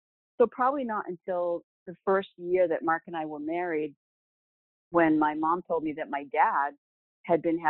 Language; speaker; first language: English; native; English